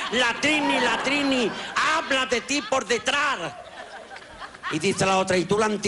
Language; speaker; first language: Spanish; native; Spanish